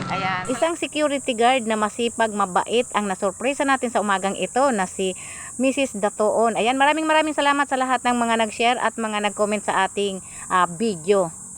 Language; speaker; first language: Filipino; non-native, local second language; Bikol